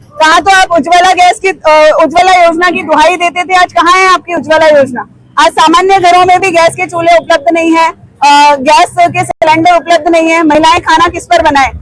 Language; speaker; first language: Hindi; native; Hindi